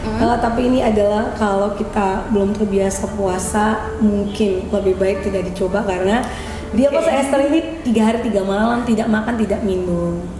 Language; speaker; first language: Indonesian; native; Indonesian